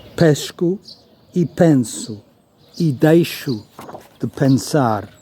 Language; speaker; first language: Portuguese; non-native, fluent; English